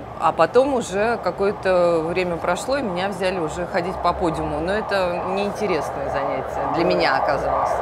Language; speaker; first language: Russian; native; Russian